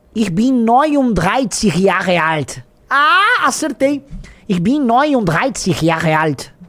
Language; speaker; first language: German; non-native, learner; Portuguese